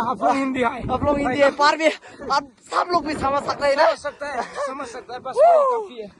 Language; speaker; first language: Hindi; non-native, local second language; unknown